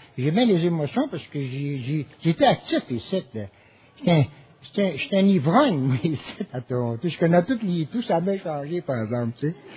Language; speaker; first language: French; native; French